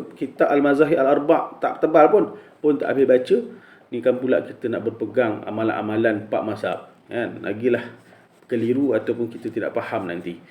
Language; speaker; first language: Malay; native; Malay